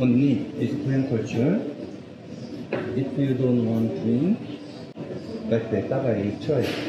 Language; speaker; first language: English; non-native, learner; Korean